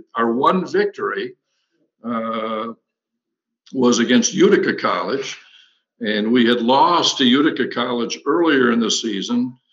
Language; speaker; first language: English; native; English